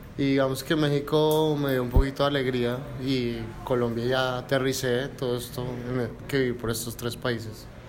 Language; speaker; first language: Spanish; native; Spanish